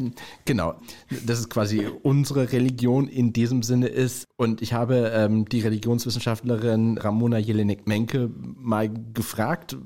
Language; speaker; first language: German; native; German